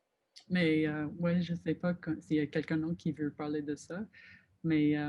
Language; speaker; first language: French; non-native, fluent; English